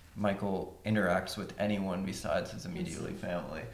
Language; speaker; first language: English; native; English